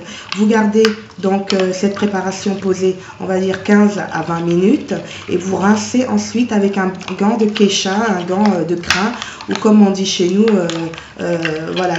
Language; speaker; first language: French; native; French